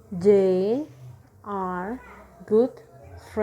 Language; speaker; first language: English; non-native, fluent; Spanish